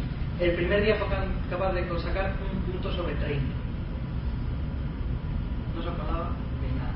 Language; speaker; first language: Spanish; native; Spanish